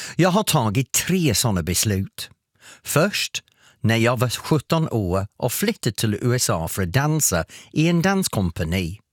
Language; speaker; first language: Swedish; non-native, fluent; English